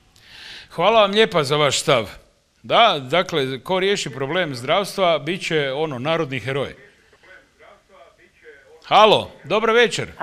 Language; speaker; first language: Serbian; native; Serbian